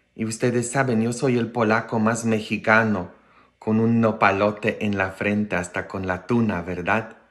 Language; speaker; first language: Spanish; non-native, fluent; Polish